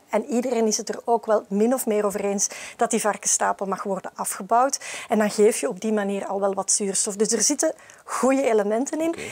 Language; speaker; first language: Dutch; native; Dutch